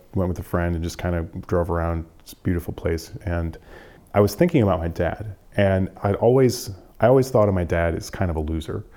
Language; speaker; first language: English; native; English